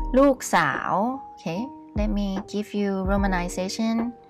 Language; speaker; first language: English; non-native, fluent; Thai